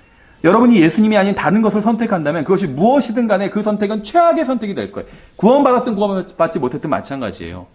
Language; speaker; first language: Korean; native; Korean